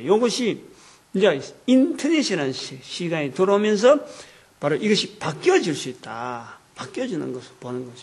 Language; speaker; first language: Korean; native; Korean